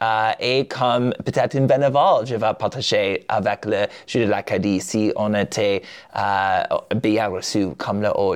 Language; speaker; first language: French; non-native, learner; English